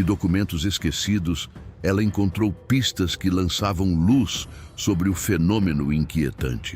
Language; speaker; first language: Portuguese; native; Portuguese